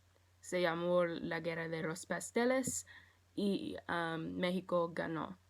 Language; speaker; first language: Spanish; non-native, learner; English